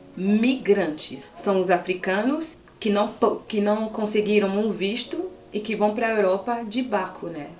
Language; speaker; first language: Portuguese; non-native, fluent; French